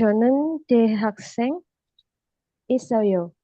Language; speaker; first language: Korean; non-native, learner; Indonesian